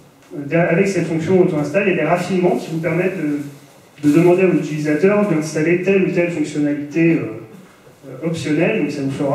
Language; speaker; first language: French; native; French